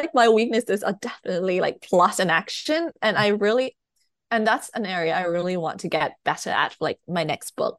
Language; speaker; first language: English; non-native, fluent; Thai